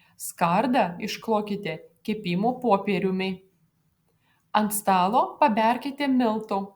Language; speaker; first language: Lithuanian; non-native, fluent; Russian